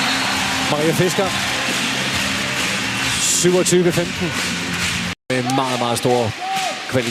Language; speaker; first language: Danish; native; Danish